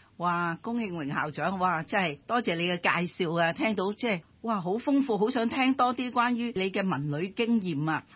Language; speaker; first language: Chinese; non-native, local second language; Cantonese